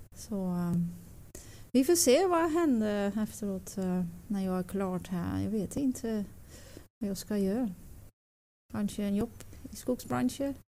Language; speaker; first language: Swedish; non-native, learner; Dutch